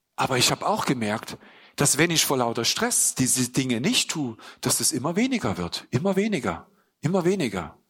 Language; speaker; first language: German; native; German